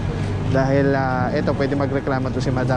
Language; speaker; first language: Filipino; native; Filipino